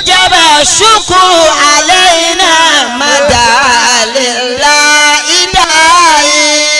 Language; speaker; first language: Arabic; non-native, fluent; Yoruba